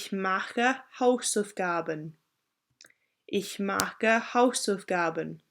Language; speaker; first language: German; non-native, fluent; English